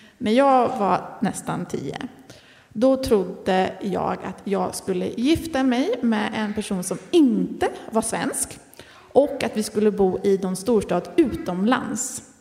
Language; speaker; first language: Swedish; native; Swedish